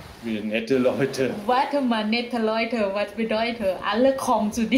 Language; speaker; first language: German; non-native, learner; Thai